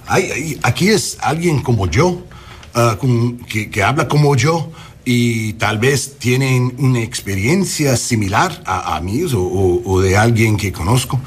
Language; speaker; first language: Spanish; non-native, learner; English